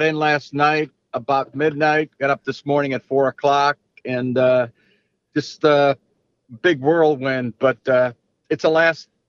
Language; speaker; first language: English; early bilingual, other home language; Italian